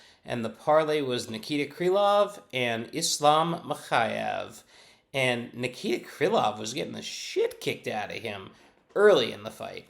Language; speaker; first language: English; native; English